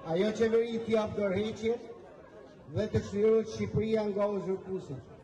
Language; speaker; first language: Albanian; native; Albanian